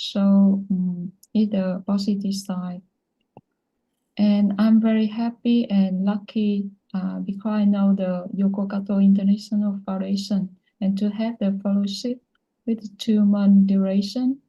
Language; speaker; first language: English; non-native, learner; Vietnamese